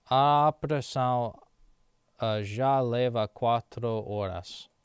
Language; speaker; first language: Portuguese; non-native, learner; English